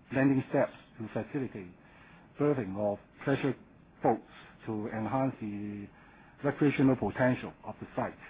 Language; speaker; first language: English; non-native, local second language; Cantonese